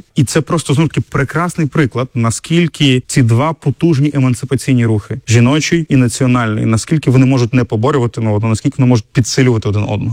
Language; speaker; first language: Ukrainian; native; Ukrainian